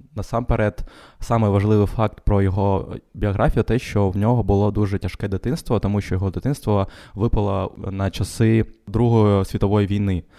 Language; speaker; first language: Ukrainian; non-native, local second language; Russian